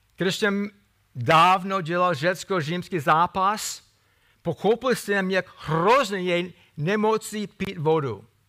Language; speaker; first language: Czech; non-native, fluent; English